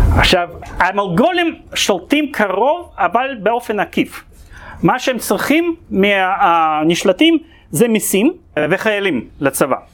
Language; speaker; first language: Hebrew; non-native, fluent; Russian